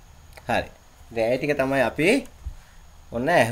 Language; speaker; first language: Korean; non-native, fluent; Sinhala